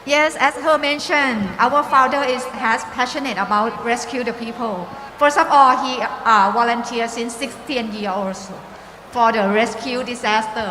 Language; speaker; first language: English; non-native, learner; Thai